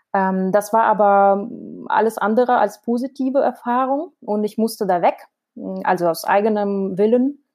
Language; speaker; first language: German; non-native, fluent; Russian